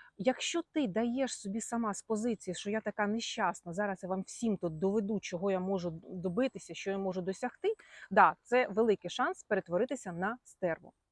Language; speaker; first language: Ukrainian; non-native, local second language; Russian